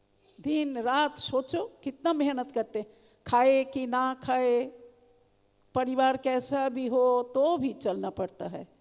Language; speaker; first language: Hindi; non-native, local second language; Bangla